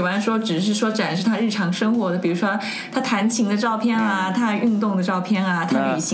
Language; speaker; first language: Chinese; native; Chinese